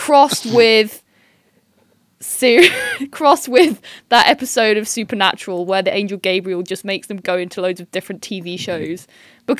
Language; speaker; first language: English; native; English